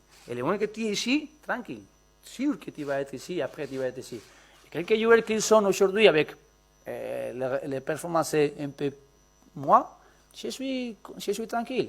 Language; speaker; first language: French; non-native, learner; Spanish